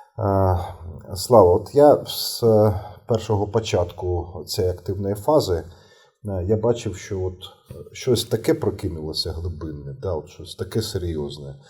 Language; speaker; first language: Ukrainian; native; Ukrainian